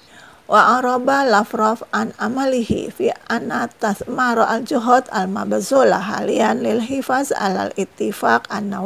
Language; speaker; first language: Arabic; non-native, fluent; Indonesian